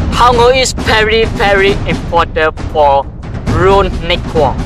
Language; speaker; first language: English; non-native, learner; Burmese